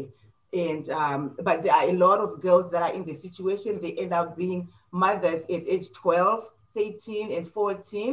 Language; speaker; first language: English; non-native, local second language; Shona